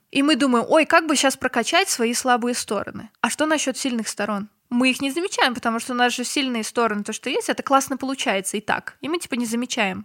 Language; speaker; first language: Russian; non-native, local second language; Turkmen